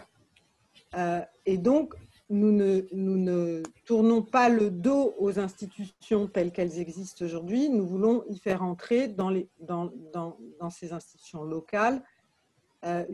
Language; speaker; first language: French; native; French